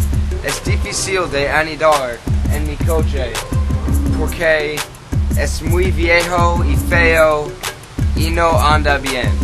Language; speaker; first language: Spanish; non-native, learner; English